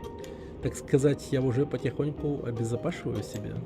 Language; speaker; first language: Russian; native; Russian